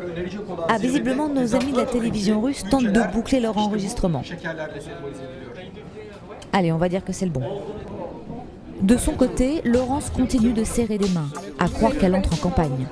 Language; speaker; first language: French; native; French